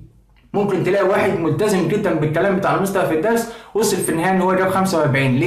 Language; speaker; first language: Arabic; native; Arabic